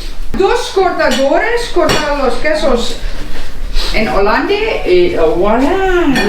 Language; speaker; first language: Spanish; non-native, learner; Dutch